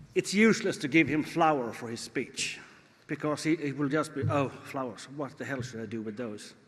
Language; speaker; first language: English; non-native, fluent; Swedish